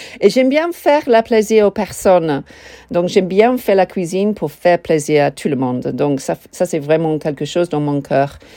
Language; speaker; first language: French; non-native, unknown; English